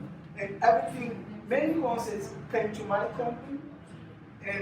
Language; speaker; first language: English; non-native, fluent; Portuguese